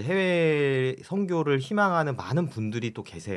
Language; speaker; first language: Korean; native; Korean